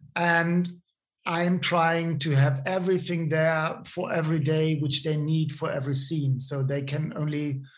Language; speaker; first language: English; non-native, fluent; German